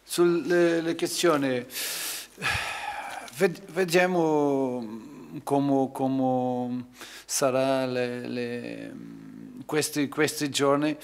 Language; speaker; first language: Italian; non-native, fluent; Portuguese